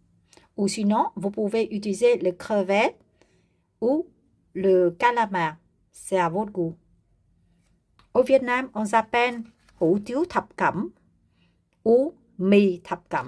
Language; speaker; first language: French; non-native, learner; Vietnamese